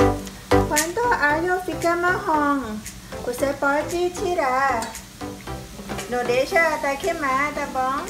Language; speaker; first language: Portuguese; non-native, learner; Thai